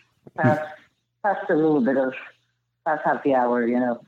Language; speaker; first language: English; non-native, fluent; Spanish